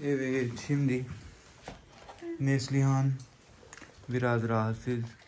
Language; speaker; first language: Turkish; non-native, learner; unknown